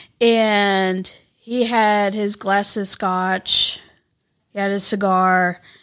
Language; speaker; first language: English; native; English